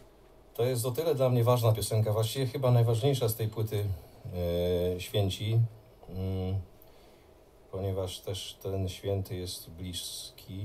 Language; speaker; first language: Polish; native; Polish